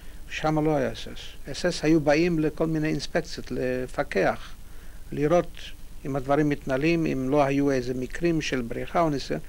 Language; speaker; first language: Hebrew; non-native, fluent; Polish